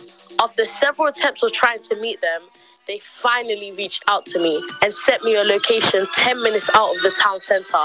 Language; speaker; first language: English; native; English